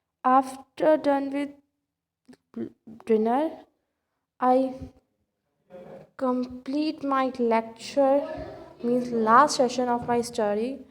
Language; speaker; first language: English; non-native, local second language; Urdu